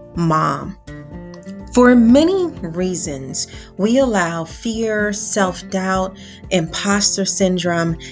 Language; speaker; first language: English; native; English